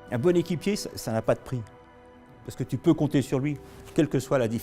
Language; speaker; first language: French; native; French